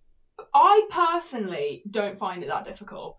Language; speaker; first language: English; native; English